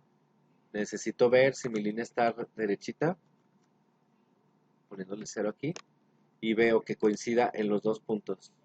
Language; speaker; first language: Spanish; native; Spanish